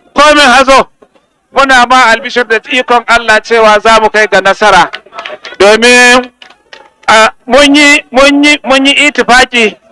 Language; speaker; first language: Hausa; native; Hausa